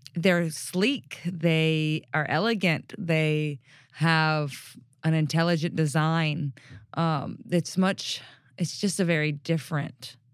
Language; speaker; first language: English; native; English